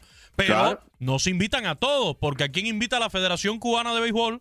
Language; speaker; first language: Spanish; native; Spanish